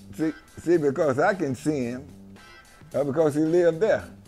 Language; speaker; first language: English; native; English